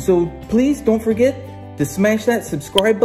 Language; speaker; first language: English; native; English